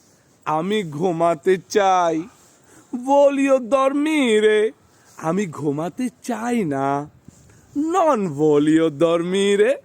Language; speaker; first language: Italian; non-native, fluent; Bangla